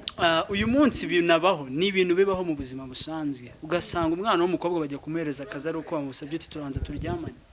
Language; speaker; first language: Kinyarwanda; native; Kinyarwanda